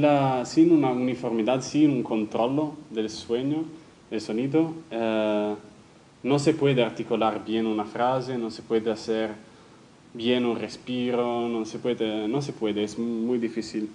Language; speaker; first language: Spanish; non-native, fluent; Italian